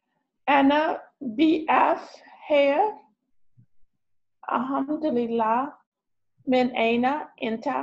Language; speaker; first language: Arabic; non-native, learner; English